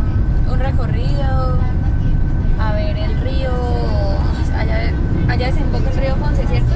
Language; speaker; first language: Spanish; native; Spanish